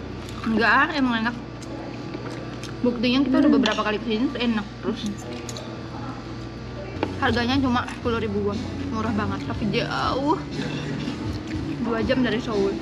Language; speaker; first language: Indonesian; native; Indonesian